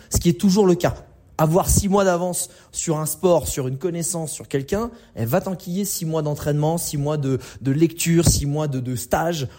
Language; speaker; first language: French; native; French